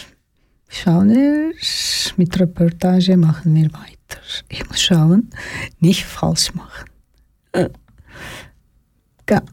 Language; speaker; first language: German; non-native, learner; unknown